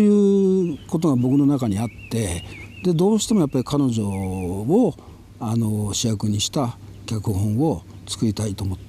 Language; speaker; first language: Japanese; native; Japanese